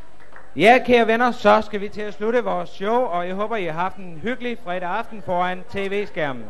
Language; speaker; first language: Danish; native; Danish